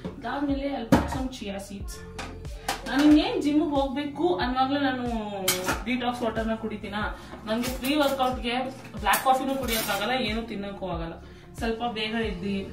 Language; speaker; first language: Kannada; native; Kannada